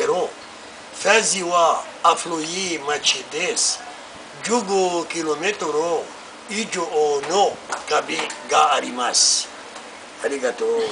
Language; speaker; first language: Japanese; non-native, learner; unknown